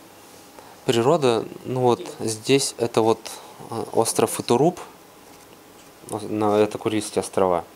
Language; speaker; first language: Russian; native; Russian